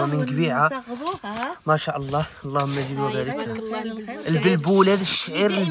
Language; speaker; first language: Arabic; native; Arabic